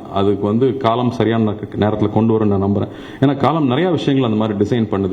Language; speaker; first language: Tamil; native; Tamil